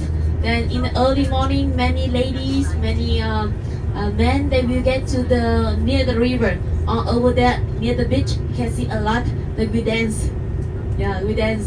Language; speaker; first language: English; non-native, learner; Vietnamese